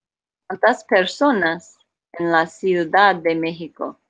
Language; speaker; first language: Spanish; non-native, fluent; English